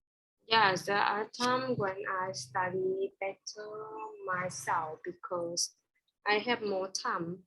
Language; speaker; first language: English; non-native, learner; Vietnamese